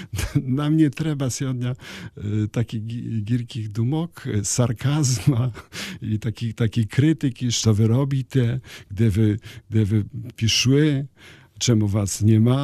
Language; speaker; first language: Ukrainian; non-native, learner; Polish